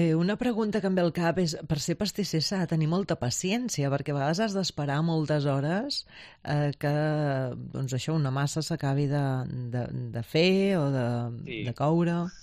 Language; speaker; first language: Catalan; native; Catalan